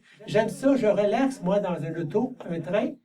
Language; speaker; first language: French; native; French